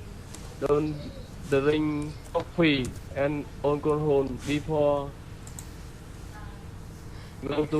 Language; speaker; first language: English; non-native, learner; Vietnamese